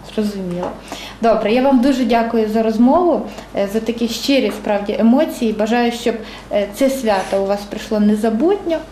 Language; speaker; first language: Ukrainian; native; Ukrainian